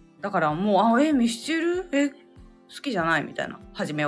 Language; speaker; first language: Japanese; native; Japanese